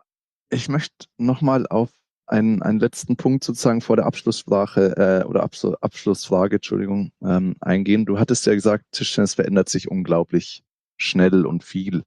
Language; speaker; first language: German; native; German